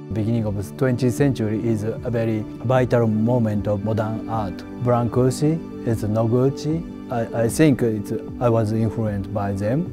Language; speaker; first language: English; non-native, learner; Japanese